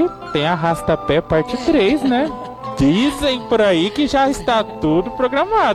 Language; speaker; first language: Portuguese; native; Portuguese